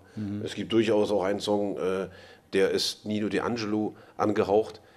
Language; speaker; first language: German; native; German